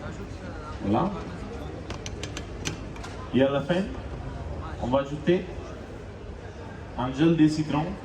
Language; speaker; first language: French; non-native, learner; Italian